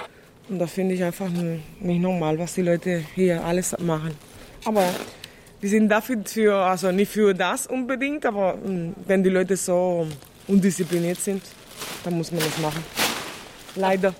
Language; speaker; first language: German; non-native, fluent; Spanish